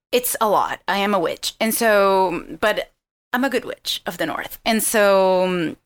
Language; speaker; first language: English; non-native, fluent; Spanish